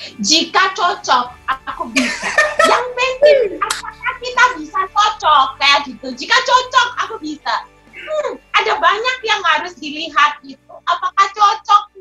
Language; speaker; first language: Indonesian; non-native, fluent; Shona